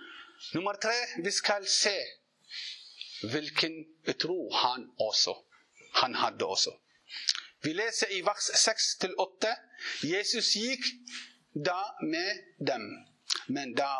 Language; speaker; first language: Swedish; non-native, learner; Arabic